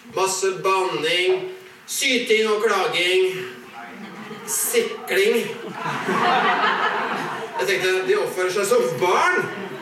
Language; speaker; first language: Norwegian; native; Norwegian